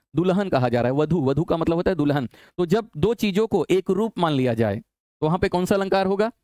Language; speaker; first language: Hindi; native; Hindi